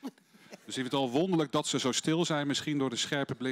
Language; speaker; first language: Dutch; native; Dutch